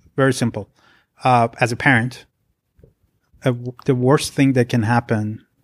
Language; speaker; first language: English; non-native, fluent; Persian